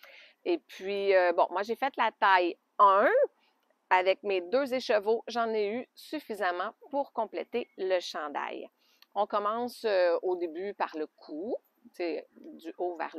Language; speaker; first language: French; native; French